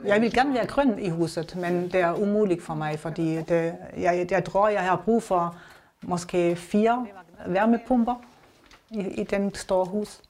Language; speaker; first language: Danish; non-native, learner; German